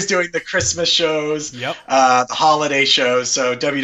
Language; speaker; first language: English; native; English